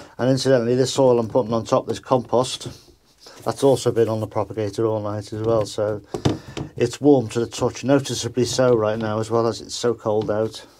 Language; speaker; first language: English; native; English